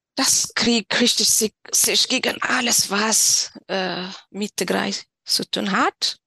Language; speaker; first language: German; non-native, fluent; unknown